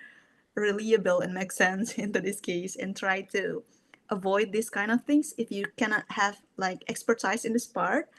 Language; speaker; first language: English; non-native, fluent; Indonesian